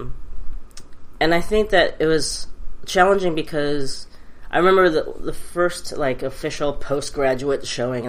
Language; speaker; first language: English; early bilingual, other home language; Cantonese